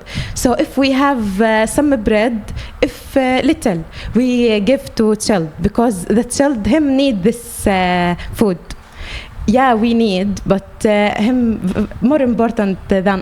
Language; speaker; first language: English; non-native, learner; Arabic